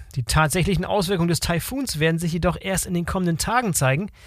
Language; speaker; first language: German; native; German